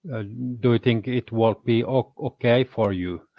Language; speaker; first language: English; non-native, learner; Finnish